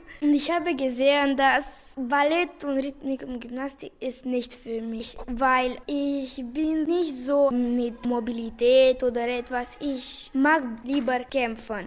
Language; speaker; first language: German; non-native, local second language; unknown